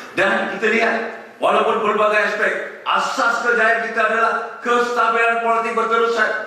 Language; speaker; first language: Malay; non-native, local second language; Tamil